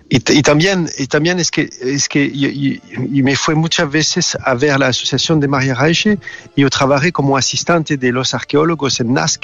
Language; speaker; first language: Spanish; non-native, fluent; French